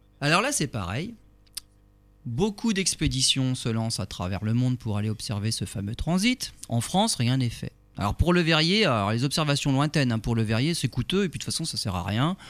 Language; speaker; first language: French; native; French